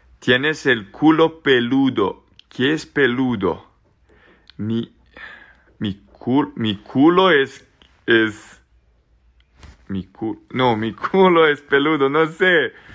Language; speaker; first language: Spanish; non-native, learner; Serbian